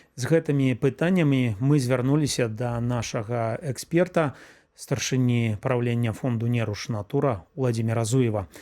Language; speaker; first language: Belarusian; native; Belarusian